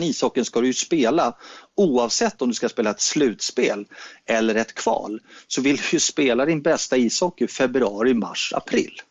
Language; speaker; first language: Swedish; native; Swedish